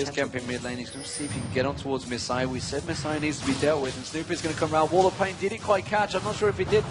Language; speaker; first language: English; native; English